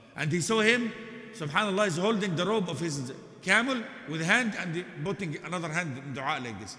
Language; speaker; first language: English; non-native, fluent; Arabic